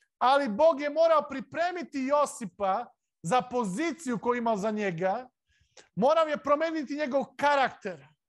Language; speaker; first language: Serbian; non-native, local second language; Slovak